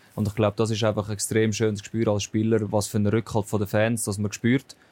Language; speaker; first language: German; native; German